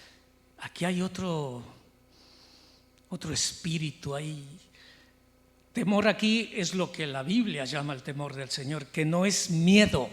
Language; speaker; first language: Spanish; native; Spanish